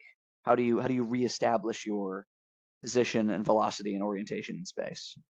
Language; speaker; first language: English; native; English